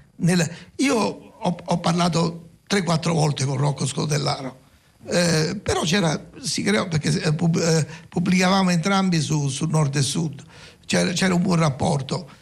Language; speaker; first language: Italian; native; Italian